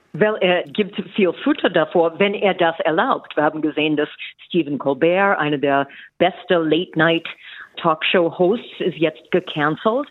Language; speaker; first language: German; non-native, fluent; English